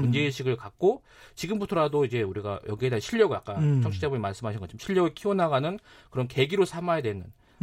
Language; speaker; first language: Korean; native; Korean